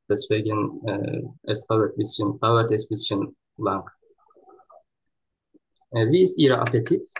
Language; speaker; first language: German; non-native, learner; Turkish